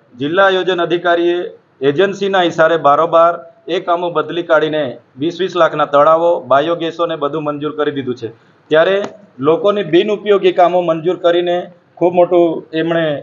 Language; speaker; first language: Gujarati; non-native, local second language; Vasavi